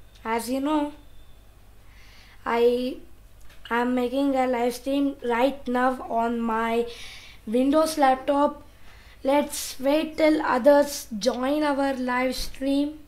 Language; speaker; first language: English; non-native, local second language; Telugu